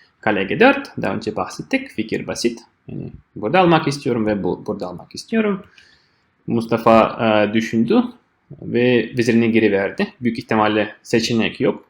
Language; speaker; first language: Turkish; non-native, fluent; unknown